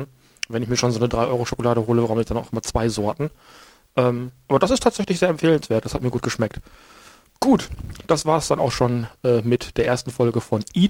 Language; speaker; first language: German; native; German